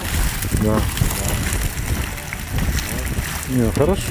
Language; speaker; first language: Russian; native; Russian